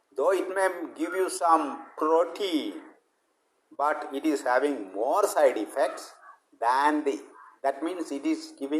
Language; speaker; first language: English; non-native, local second language; Malayalam